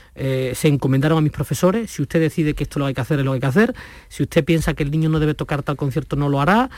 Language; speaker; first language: Spanish; native; Spanish